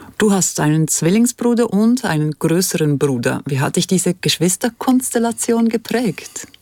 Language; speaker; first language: German; native; German